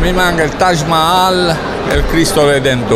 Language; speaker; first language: Italian; native; Italian